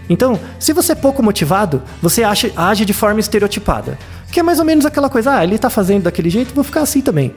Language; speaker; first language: Portuguese; native; Portuguese